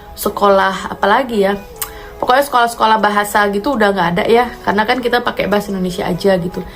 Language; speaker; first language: Indonesian; native; Indonesian